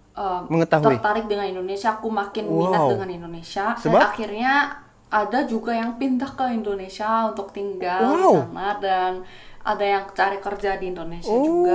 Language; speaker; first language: Indonesian; non-native, fluent; Korean